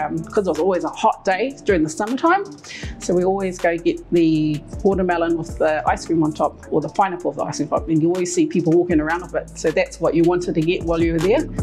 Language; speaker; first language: English; native; English